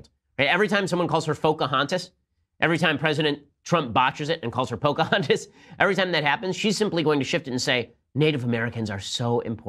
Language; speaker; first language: English; native; English